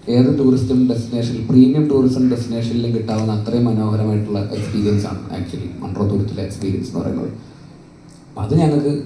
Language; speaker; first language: Malayalam; native; Malayalam